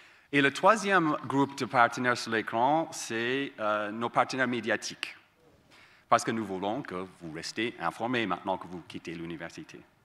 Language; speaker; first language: French; non-native, fluent; English